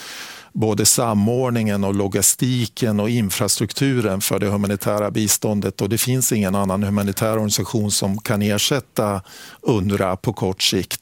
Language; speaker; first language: Swedish; native; Swedish